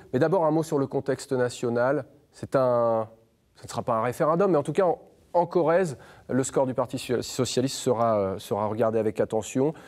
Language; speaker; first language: French; native; French